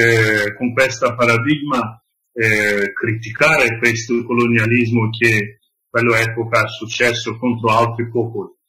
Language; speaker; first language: Italian; non-native, learner; Kurdish